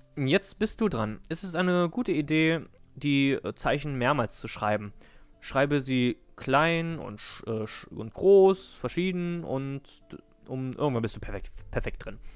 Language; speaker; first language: German; native; German